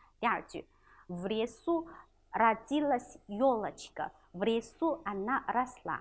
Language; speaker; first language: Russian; non-native, fluent; Chinese